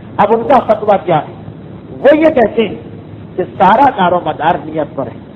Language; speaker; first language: Urdu; native; Urdu